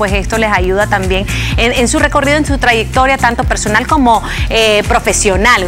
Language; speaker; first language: Spanish; native; Spanish